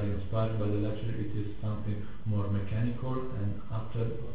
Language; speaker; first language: English; non-native, fluent; Italian